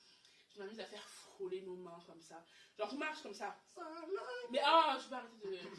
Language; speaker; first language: French; native; French